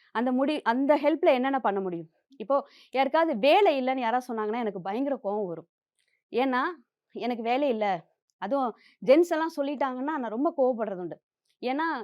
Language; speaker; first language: Tamil; native; Tamil